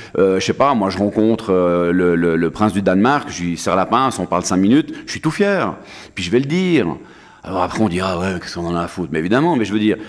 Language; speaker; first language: French; native; French